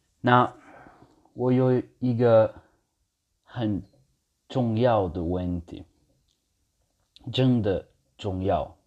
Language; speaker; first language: Chinese; non-native, learner; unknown